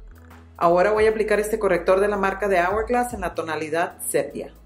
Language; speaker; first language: Spanish; native; Spanish